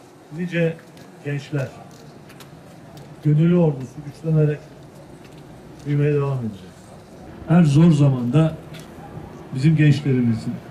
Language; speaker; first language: Turkish; native; Turkish